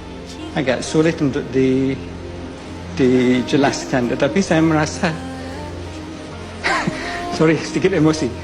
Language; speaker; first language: Indonesian; non-native, fluent; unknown